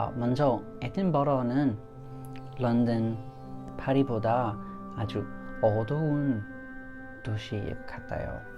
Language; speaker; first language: Korean; non-native, learner; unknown